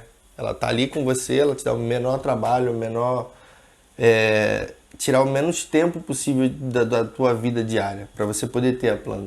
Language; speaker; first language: Portuguese; native; Portuguese